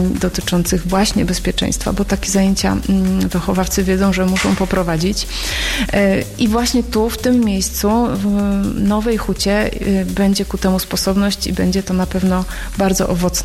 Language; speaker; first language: Polish; native; Polish